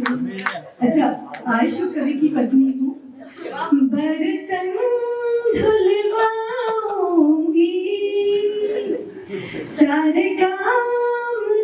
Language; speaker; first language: Hindi; native; Hindi